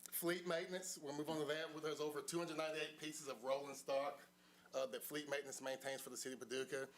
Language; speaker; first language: English; native; English